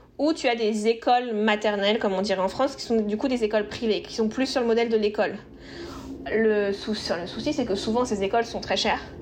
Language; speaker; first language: French; native; French